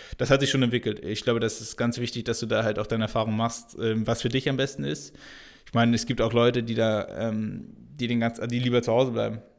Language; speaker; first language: German; native; German